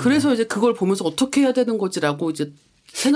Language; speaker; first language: Korean; native; Korean